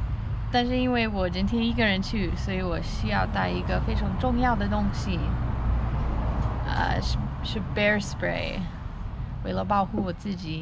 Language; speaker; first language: Chinese; non-native, fluent; English